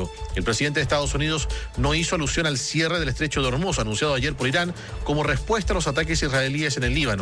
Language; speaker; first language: Spanish; native; Spanish